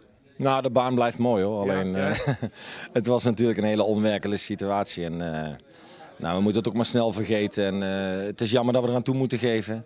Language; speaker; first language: Dutch; native; Dutch